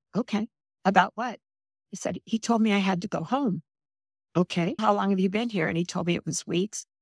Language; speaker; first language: English; native; English